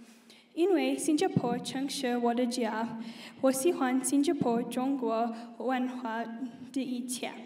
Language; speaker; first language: Chinese; non-native, learner; English